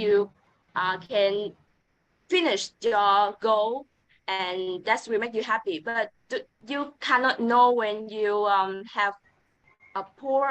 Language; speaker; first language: English; non-native, learner; Vietnamese